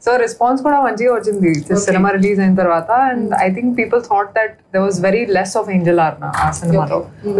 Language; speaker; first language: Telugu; non-native, learner; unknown